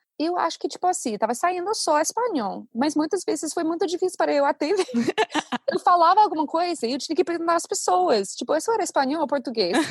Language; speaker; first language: Portuguese; non-native, fluent; English